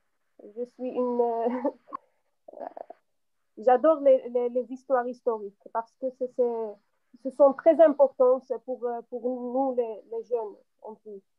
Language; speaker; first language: French; non-native, local second language; Arabic